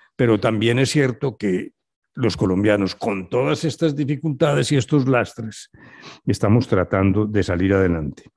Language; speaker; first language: Spanish; native; Spanish